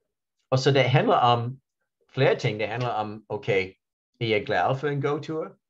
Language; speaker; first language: Danish; non-native, fluent; English